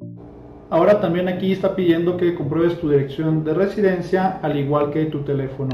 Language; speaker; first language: Spanish; native; Spanish